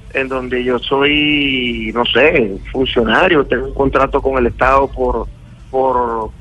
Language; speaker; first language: Spanish; native; Spanish